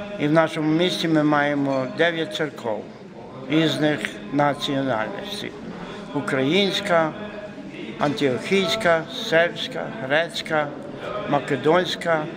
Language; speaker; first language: Ukrainian; early bilingual, heritage; Ukrainian